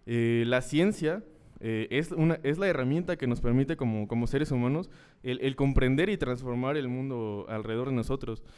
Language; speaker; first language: Spanish; native; Spanish